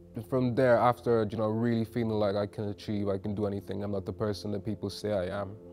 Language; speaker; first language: English; native; English